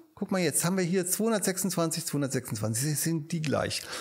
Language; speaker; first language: German; native; German